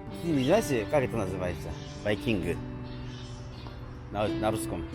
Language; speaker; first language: Russian; non-native, learner; Korean